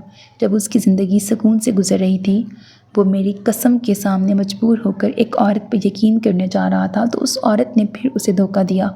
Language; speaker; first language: Urdu; native; Urdu